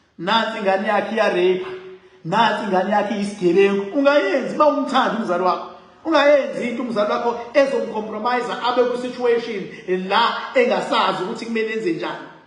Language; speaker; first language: Zulu; native; Zulu